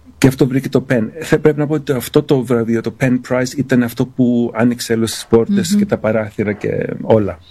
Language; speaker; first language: Greek; early bilingual, other home language; German